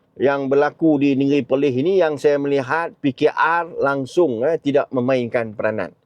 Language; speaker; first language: Malay; native; Malay